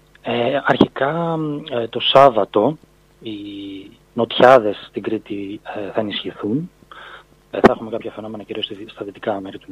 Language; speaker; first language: Greek; native; Greek